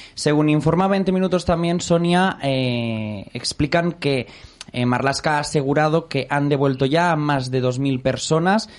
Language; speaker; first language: Spanish; non-native, local second language; Catalan